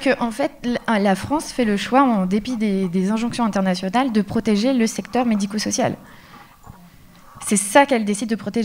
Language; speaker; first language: French; native; French